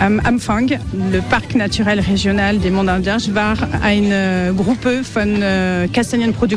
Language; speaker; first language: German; non-native, learner; French